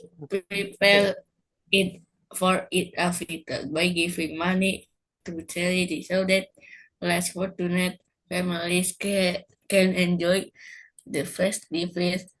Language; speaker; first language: English; non-native, learner; Indonesian